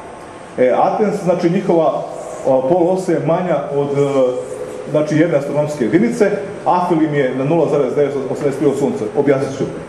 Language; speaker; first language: Serbian; native; Serbian